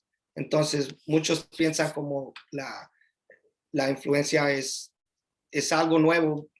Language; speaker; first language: Spanish; early bilingual, heritage; English